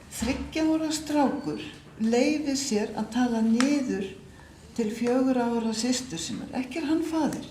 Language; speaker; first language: Icelandic; native; Icelandic